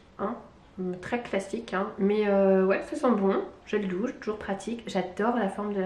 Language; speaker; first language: French; native; French